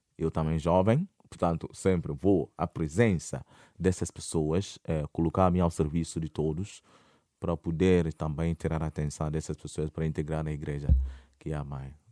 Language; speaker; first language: Portuguese; non-native, fluent; Akan